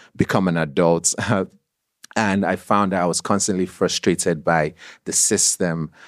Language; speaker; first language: English; non-native, local second language; Yoruba